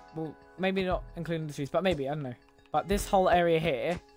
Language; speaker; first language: English; native; English